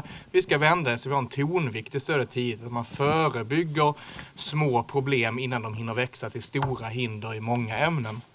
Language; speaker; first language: Swedish; native; Swedish